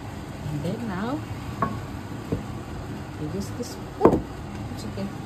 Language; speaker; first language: English; non-native, learner; Filipino